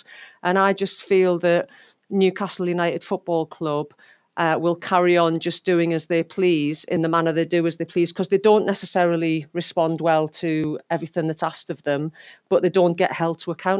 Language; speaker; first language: English; native; English